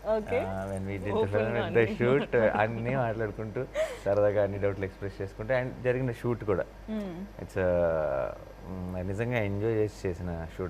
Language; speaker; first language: Telugu; native; Telugu